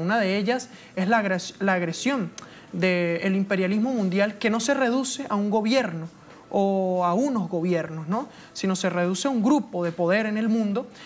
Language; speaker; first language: Spanish; native; Spanish